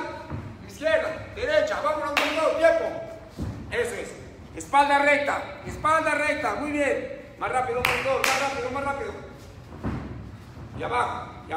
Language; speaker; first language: Spanish; native; Spanish